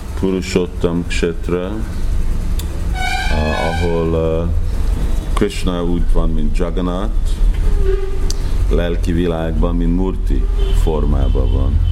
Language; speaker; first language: Hungarian; early bilingual, heritage; Hungarian